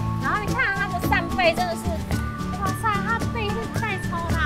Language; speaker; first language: Chinese; native; Chinese